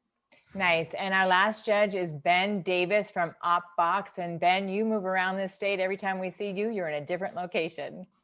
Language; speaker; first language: English; native; English